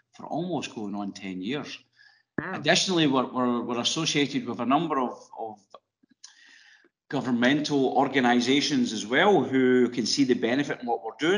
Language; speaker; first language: English; native; English